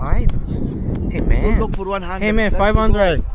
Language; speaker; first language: English; non-native, learner; Korean